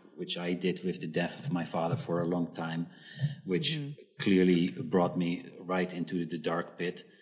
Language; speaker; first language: English; early bilingual, other home language; Dutch